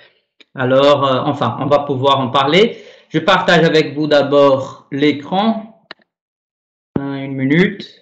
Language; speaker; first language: French; non-native, fluent; Portuguese